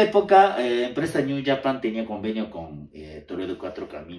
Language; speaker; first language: Spanish; non-native, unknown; Japanese